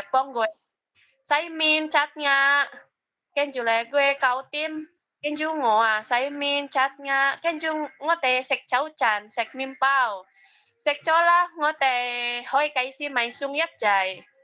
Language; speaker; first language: Cantonese; non-native, learner; Indonesian